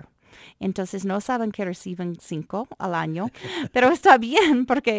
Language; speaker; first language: Spanish; non-native, fluent; English